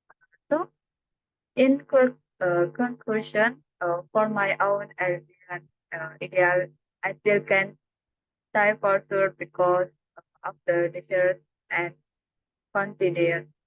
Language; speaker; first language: English; non-native, learner; Indonesian